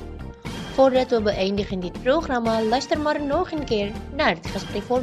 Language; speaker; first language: Dutch; non-native, learner; Indonesian